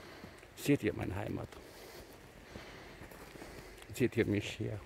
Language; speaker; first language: German; non-native, fluent; Albanian